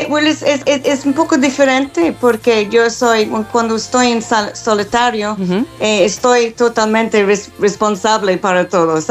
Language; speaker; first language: Spanish; non-native, learner; English